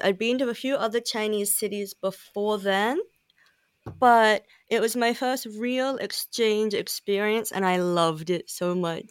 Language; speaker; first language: English; native; English